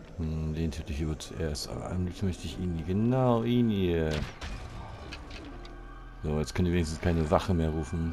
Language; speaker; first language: German; native; German